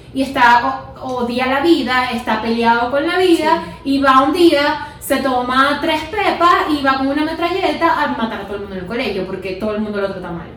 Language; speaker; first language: Spanish; native; Spanish